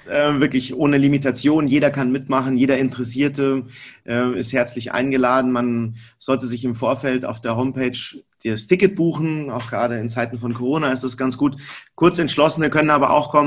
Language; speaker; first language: German; native; German